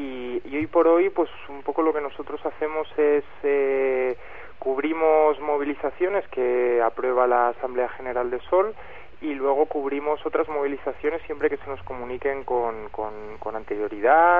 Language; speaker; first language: Spanish; native; Spanish